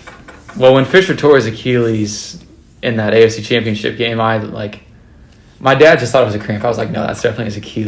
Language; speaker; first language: English; native; English